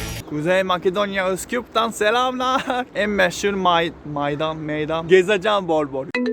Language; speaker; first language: Turkish; non-native, fluent; Japanese